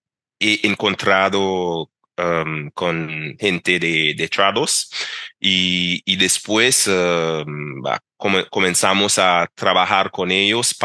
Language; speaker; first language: Spanish; non-native, fluent; English